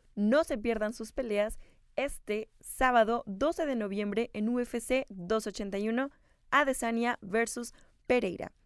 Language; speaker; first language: Spanish; native; Spanish